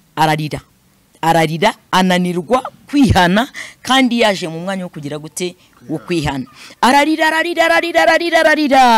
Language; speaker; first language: Kinyarwanda; non-native, fluent; Swahili